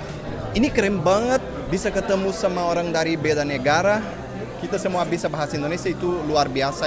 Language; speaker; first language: Indonesian; non-native, fluent; Portuguese